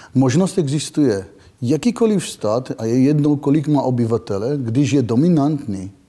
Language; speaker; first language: Czech; non-native, fluent; Hebrew